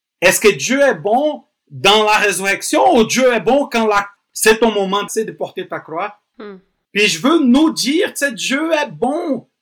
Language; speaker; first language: French; non-native, fluent; Portuguese